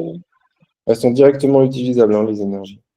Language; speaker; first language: French; native; French